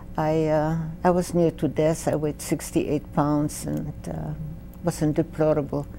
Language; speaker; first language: English; non-native, fluent; Polish